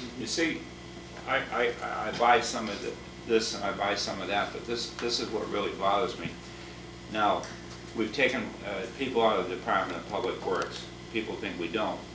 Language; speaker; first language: English; native; English